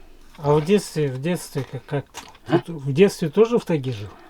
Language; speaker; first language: Russian; native; Russian